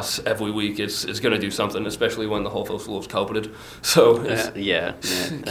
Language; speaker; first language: English; native; English